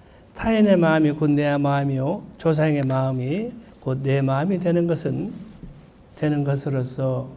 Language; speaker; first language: Korean; native; Korean